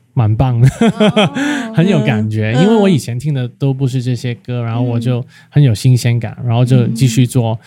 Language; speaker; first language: Chinese; non-native, fluent; Cantonese